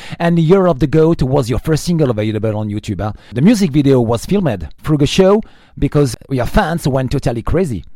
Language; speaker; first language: English; non-native, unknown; French